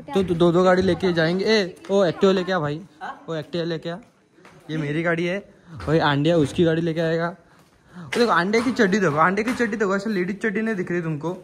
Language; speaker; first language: Hindi; non-native, local second language; Marathi